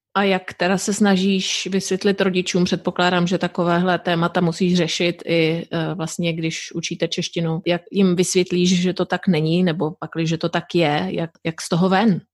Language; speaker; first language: Czech; native; Czech